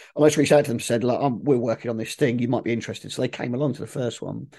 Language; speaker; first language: English; native; English